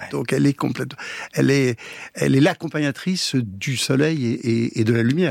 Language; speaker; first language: French; native; French